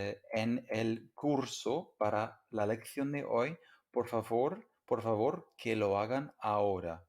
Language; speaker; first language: Spanish; non-native, fluent; English